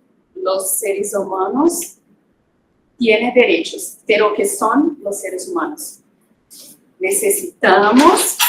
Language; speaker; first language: Spanish; non-native, fluent; Portuguese